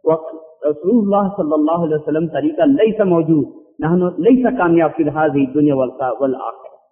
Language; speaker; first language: Arabic; non-native, learner; Urdu